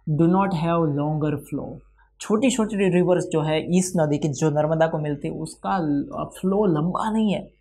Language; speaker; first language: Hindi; non-native, local second language; Gujarati